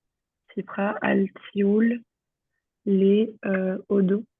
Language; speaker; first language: Hebrew; non-native, learner; French